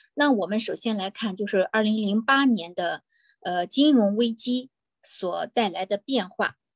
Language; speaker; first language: Chinese; native; Chinese